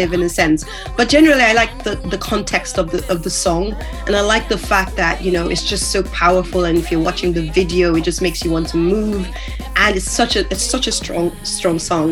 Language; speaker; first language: English; non-native, local second language; Yoruba